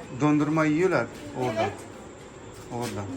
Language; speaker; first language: Turkish; non-native, learner; Urdu